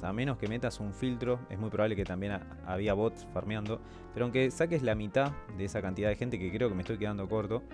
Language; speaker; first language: Spanish; native; Spanish